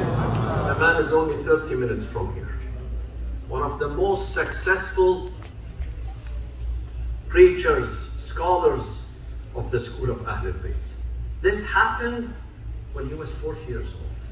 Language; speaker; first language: English; non-native, fluent; Arabic